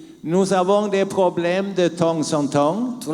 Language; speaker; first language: French; non-native, learner; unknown